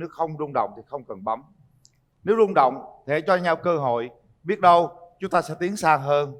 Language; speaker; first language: Vietnamese; native; Vietnamese